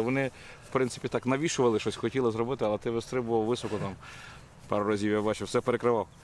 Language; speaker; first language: Ukrainian; native; Ukrainian